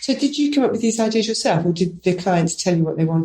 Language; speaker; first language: English; native; English